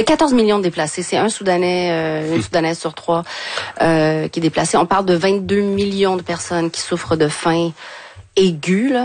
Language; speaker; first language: French; native; French